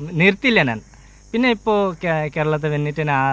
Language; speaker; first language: Malayalam; non-native, local second language; Bangla